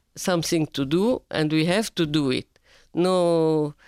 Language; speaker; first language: English; non-native, fluent; Arabic